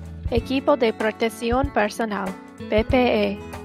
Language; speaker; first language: Spanish; non-native, learner; English